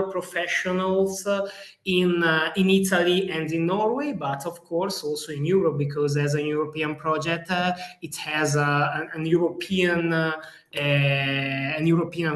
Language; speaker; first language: English; non-native, fluent; Italian